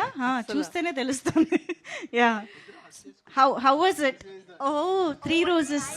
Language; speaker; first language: Telugu; native; Telugu